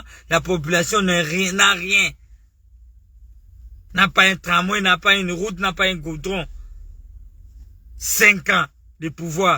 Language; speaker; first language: French; non-native, local second language; Lingala